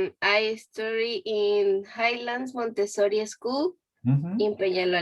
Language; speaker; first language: English; non-native, learner; Spanish